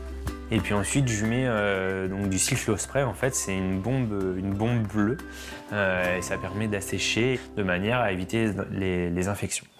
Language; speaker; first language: French; native; French